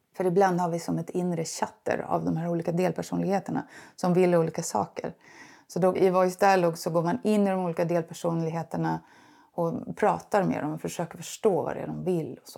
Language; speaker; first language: Swedish; native; Swedish